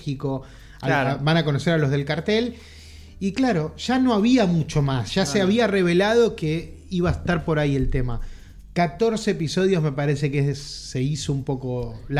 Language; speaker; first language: Spanish; native; Spanish